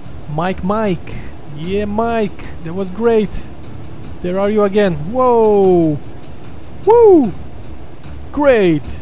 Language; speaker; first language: English; non-native, fluent; Turkish